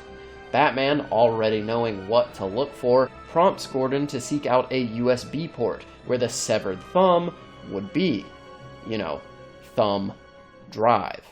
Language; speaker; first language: English; native; English